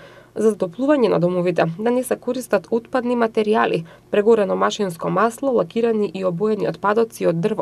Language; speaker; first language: Macedonian; native; Macedonian